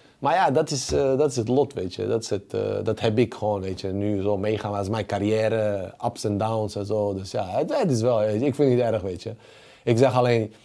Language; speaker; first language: Dutch; early bilingual, other home language; Bosnian